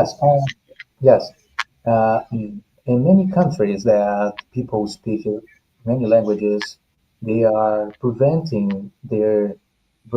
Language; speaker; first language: English; non-native, fluent; Portuguese